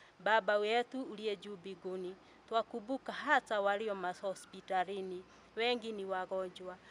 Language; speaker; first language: Swahili; non-native, local second language; Kikuyu